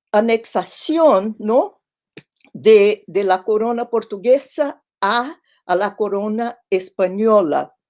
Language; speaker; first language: Spanish; non-native, fluent; Portuguese